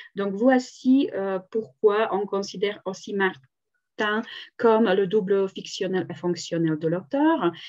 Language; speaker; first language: French; non-native, fluent; Slovak